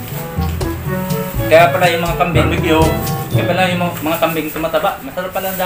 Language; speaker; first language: Filipino; non-native, local second language; Cebuano